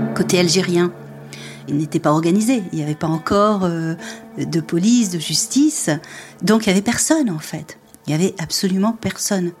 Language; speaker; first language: French; native; French